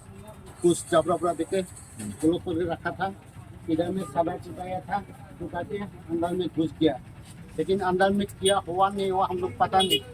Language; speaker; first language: Hindi; non-native, local second language; Khasi